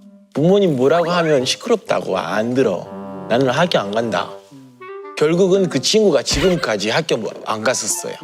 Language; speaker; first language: Korean; non-native, learner; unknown